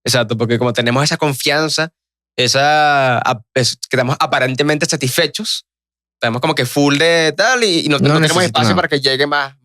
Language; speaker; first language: Spanish; native; Spanish